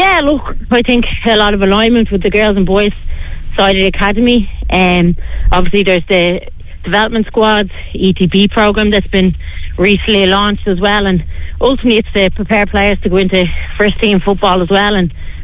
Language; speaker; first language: English; native; English